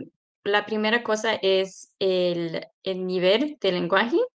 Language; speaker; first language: Spanish; non-native, fluent; English